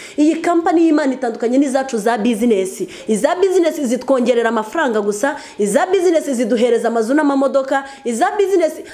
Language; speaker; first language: Kinyarwanda; early bilingual, heritage; Kinyarwanda